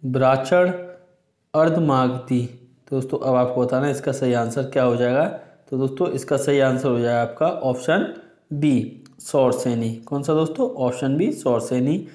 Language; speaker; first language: Hindi; native; Hindi